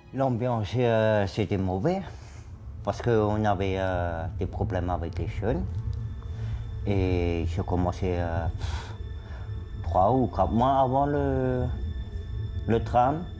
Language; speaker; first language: French; non-native, local second language; Swiss German